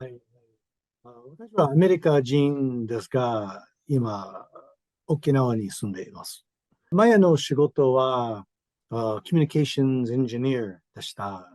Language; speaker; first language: Japanese; non-native, learner; English